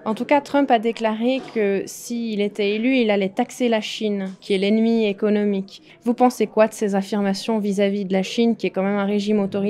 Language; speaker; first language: French; native; French